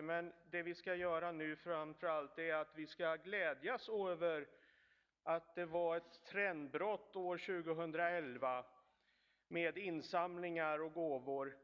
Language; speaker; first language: Swedish; native; Swedish